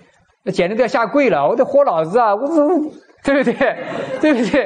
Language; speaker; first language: Chinese; native; Chinese